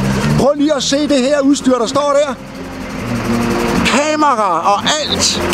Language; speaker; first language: Danish; native; Danish